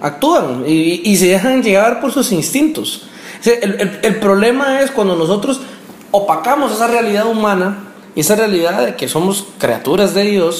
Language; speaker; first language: Spanish; native; Spanish